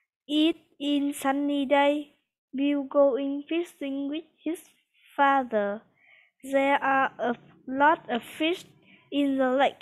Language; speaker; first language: English; non-native, learner; Vietnamese